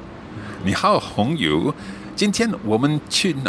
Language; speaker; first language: Chinese; non-native, learner; English